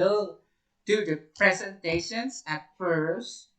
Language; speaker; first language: English; non-native, learner; Indonesian